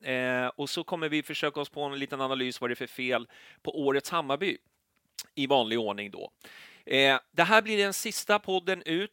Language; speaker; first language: Swedish; native; Swedish